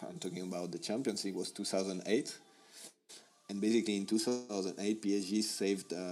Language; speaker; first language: English; non-native, fluent; French